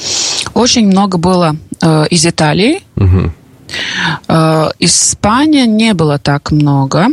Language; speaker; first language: Russian; non-native, local second language; Latvian